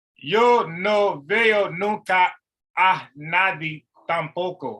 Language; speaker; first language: Spanish; non-native, learner; English